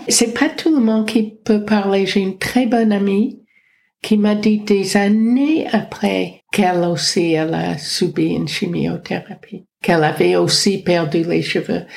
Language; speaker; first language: French; non-native, fluent; English